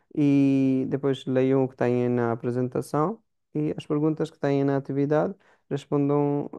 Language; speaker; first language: Portuguese; non-native, fluent; Hindi